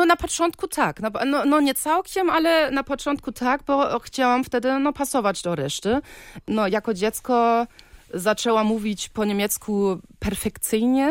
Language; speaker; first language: Polish; early bilingual, heritage; Polish